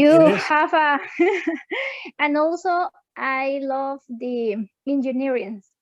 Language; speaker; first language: English; non-native, learner; Spanish